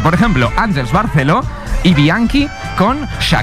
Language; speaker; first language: Spanish; native; Spanish